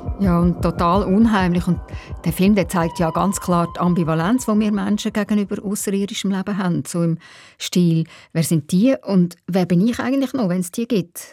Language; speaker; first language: German; native; German